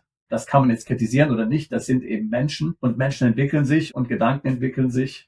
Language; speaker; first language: German; native; German